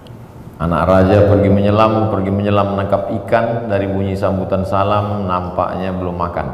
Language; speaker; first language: Indonesian; non-native, local second language; Malay